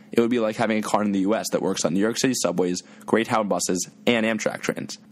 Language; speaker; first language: English; native; English